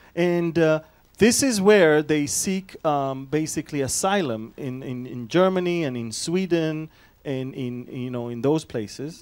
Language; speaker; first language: English; non-native, fluent; Hebrew